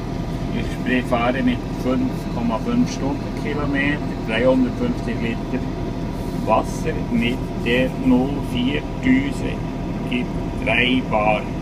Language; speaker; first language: German; native; German